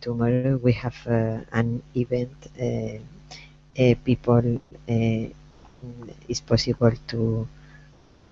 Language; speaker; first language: English; non-native, learner; Spanish